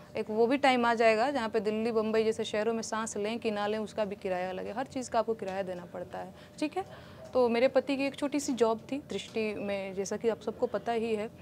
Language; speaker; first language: Hindi; non-native, local second language; Bhojpuri